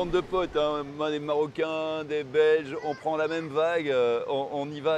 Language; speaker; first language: French; native; French